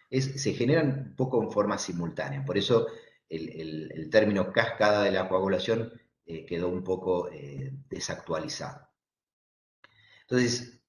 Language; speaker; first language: Spanish; native; Spanish